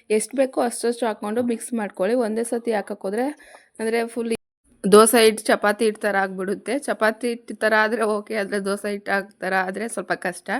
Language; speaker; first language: Kannada; non-native, local second language; Lambadi